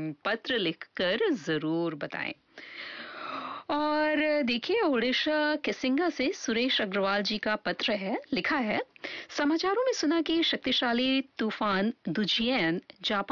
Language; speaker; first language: Hindi; native; Hindi